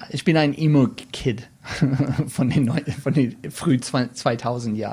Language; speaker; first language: German; non-native, fluent; English